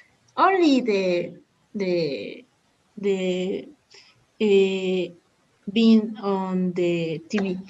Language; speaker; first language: English; non-native, learner; Spanish